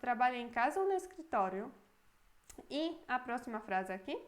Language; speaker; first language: Portuguese; non-native, fluent; Polish